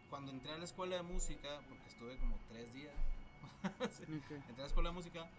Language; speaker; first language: Spanish; native; Spanish